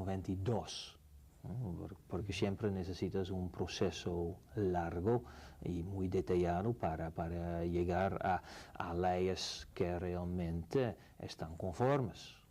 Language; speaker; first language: Spanish; non-native, fluent; Dutch